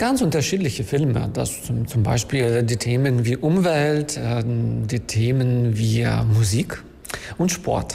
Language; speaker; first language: German; non-native, fluent; Ukrainian